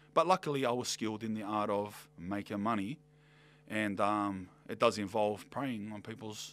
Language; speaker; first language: English; native; English